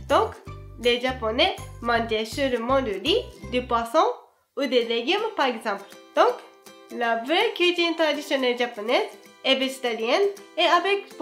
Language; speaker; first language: French; non-native, fluent; Japanese